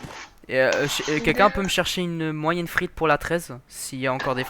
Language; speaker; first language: French; native; French